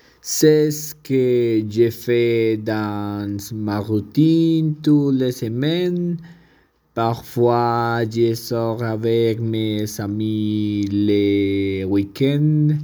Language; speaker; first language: French; non-native, learner; Spanish